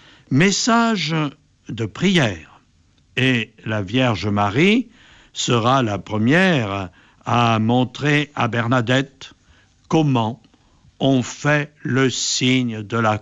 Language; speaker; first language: French; native; French